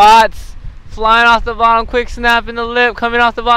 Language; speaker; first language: English; native; English